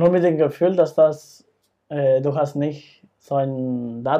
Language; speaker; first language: German; non-native, fluent; Spanish